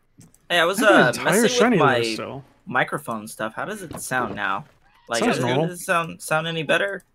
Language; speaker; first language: English; native; English